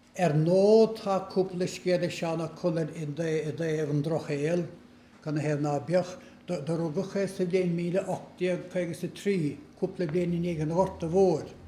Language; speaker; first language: Irish; native; Irish